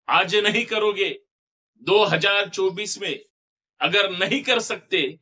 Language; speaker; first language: Hindi; non-native, local second language; Marathi